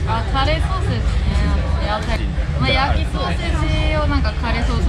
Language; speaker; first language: Japanese; non-native, learner; German